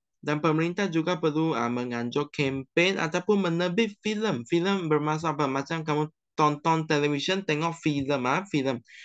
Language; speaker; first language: Malay; non-native, local second language; Chinese